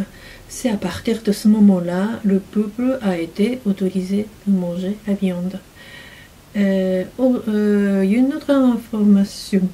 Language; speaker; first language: French; non-native, fluent; Japanese